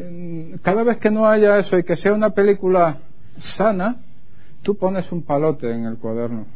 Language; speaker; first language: Spanish; native; Spanish